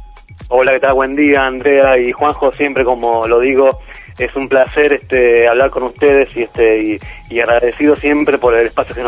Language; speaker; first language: Spanish; native; Spanish